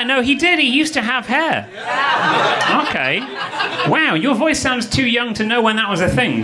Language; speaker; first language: English; native; English